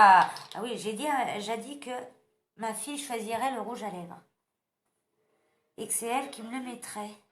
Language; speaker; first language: French; native; French